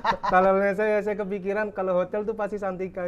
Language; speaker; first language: Indonesian; native; Indonesian